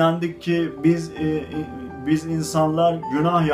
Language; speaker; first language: Turkish; non-native, learner; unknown